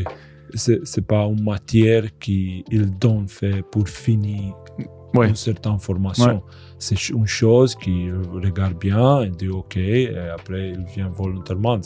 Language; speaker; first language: French; non-native, fluent; Romanian